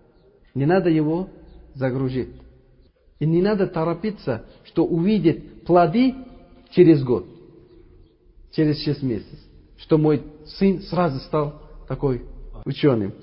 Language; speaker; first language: Russian; non-native, learner; Uzbek